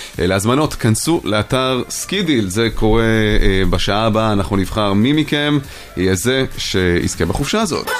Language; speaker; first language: Hebrew; native; Hebrew